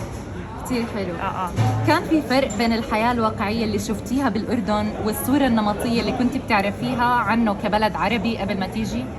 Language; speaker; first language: Arabic; native; Arabic